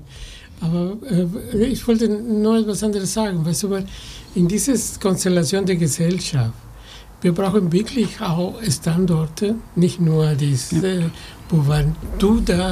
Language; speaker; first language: German; non-native, fluent; Spanish